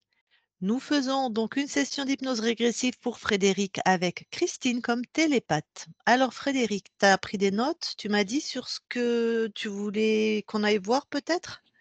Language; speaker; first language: French; native; French